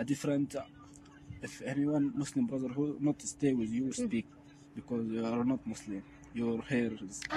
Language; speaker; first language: English; non-native, learner; Arabic